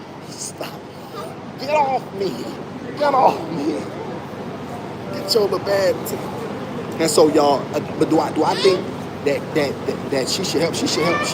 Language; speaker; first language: English; native; English